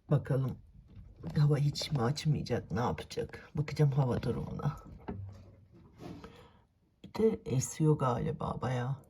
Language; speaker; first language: Turkish; native; Turkish